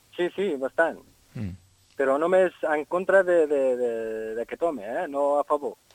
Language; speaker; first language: Catalan; non-native, fluent; Arabic